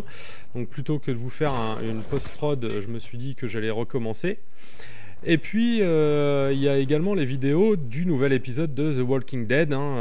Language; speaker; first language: French; native; French